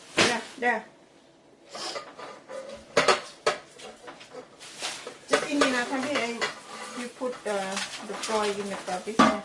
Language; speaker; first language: English; non-native, learner; Thai